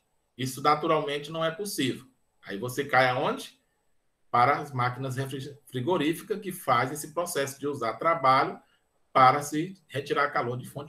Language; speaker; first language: Portuguese; native; Portuguese